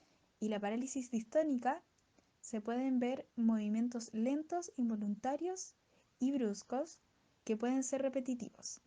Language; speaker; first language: Spanish; native; Spanish